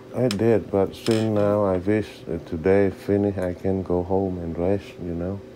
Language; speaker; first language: English; non-native, learner; Khmer